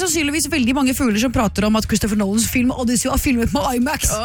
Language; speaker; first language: Norwegian; native; Norwegian